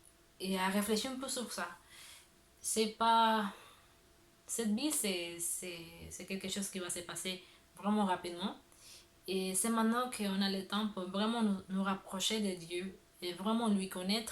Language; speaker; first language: French; non-native, learner; Spanish